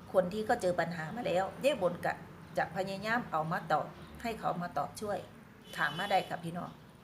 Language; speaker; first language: Thai; native; Thai